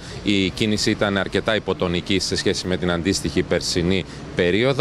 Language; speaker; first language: Greek; native; Greek